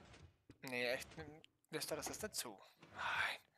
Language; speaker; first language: German; native; German